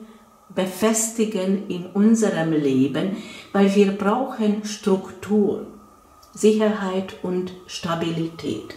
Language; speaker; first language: German; non-native, fluent; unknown